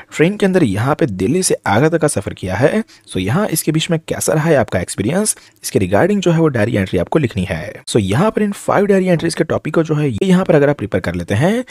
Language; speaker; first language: Hindi; non-native, local second language; Gujarati